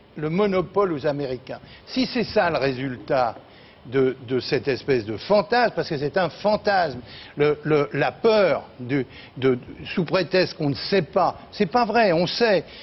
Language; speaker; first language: French; native; French